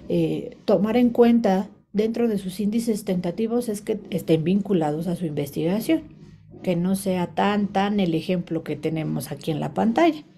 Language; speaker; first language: Spanish; native; Spanish